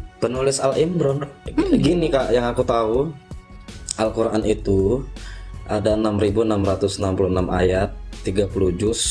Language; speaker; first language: Indonesian; native; Indonesian